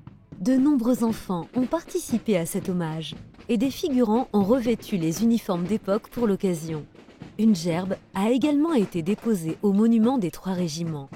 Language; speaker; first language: French; native; French